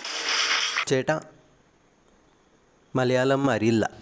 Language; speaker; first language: Malayalam; non-native, learner; Telugu